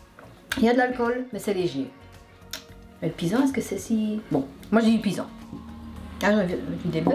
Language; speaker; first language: French; native; French